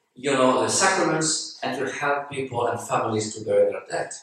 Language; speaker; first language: English; non-native, fluent; French